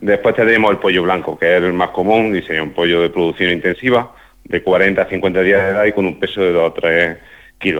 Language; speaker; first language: Spanish; native; Spanish